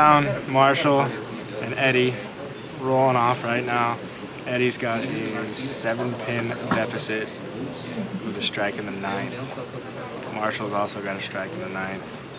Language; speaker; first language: English; native; English